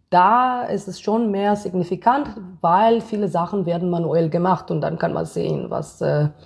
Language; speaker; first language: German; non-native, fluent; Hebrew